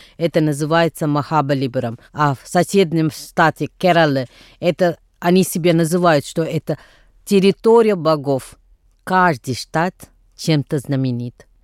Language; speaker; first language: Russian; non-native, fluent; Tamil